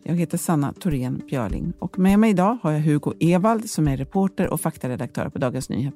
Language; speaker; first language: Swedish; native; Swedish